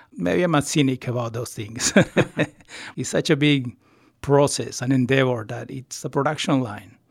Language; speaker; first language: English; non-native, fluent; Spanish